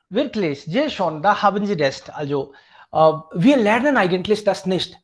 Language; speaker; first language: German; non-native, fluent; Hindi